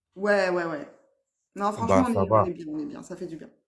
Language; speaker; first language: French; native; French